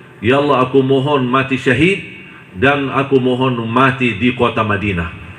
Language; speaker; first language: Indonesian; non-native, fluent; Arabic